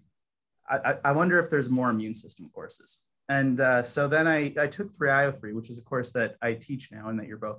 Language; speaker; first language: English; native; English